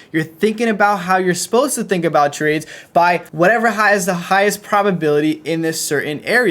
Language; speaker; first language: English; native; English